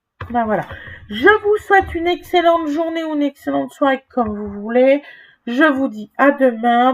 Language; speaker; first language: French; native; French